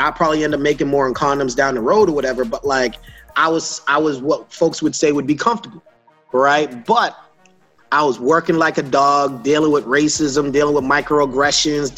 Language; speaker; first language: English; native; English